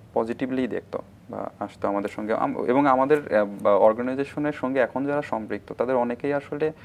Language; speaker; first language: Bangla; native; Bangla